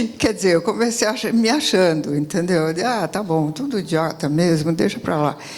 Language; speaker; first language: Portuguese; early bilingual, other home language; Italian